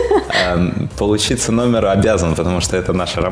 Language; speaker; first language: Russian; native; Russian